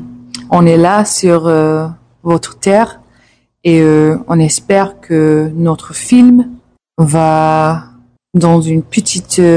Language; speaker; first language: French; non-native, learner; English